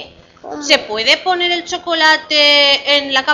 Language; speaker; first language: Spanish; native; Spanish